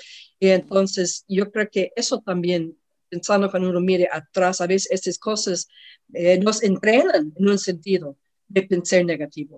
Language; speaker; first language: Spanish; non-native, learner; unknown